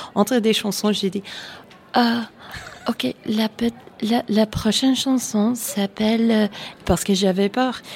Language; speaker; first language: French; non-native, fluent; English